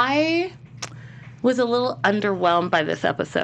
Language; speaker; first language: English; native; English